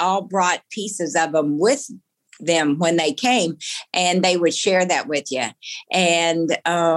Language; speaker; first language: English; native; English